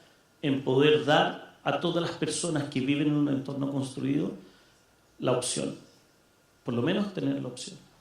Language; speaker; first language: Spanish; native; Spanish